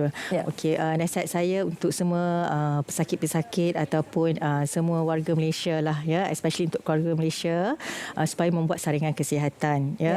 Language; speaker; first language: Malay; native; Malay